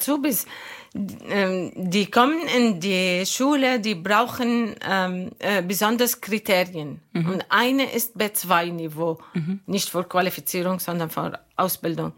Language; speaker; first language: German; non-native, learner; Arabic